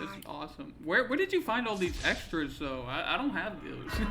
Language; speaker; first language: English; native; English